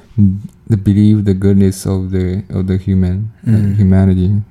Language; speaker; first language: English; non-native, learner; Chinese